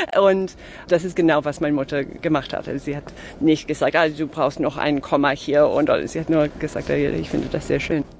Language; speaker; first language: German; non-native, fluent; English